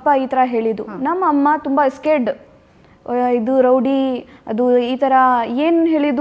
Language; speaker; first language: Kannada; non-native, local second language; Urdu